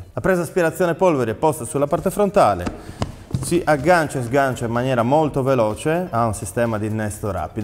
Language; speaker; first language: Italian; native; Italian